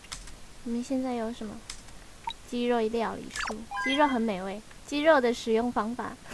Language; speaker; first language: Chinese; native; Chinese